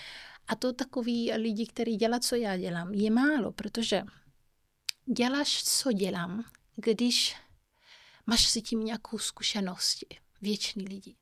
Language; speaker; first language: Czech; non-native, fluent; Kabuverdianu